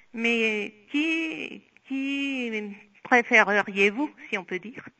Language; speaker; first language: French; non-native, fluent; Spanish